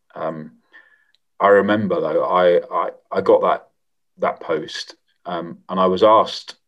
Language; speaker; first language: English; native; English